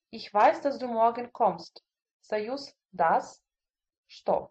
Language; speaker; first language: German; non-native, fluent; Russian